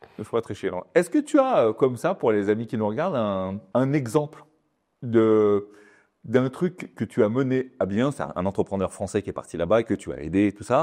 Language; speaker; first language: French; native; French